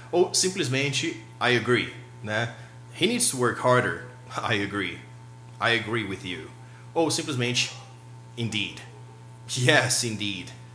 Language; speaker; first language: English; non-native, fluent; Portuguese